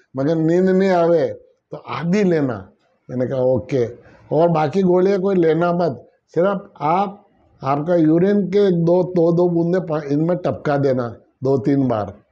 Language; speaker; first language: Hindi; native; Hindi